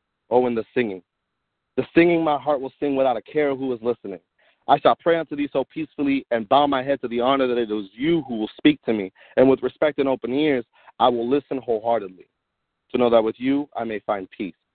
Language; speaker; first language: English; early bilingual, other home language; Spanish